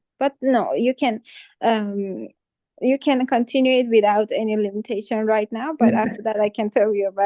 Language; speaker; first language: English; non-native, fluent; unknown